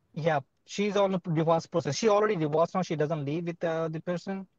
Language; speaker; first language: English; non-native, fluent; Arabic